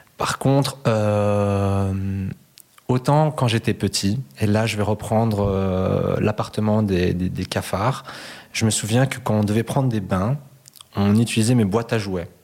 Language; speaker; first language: French; early bilingual, other home language; Spanish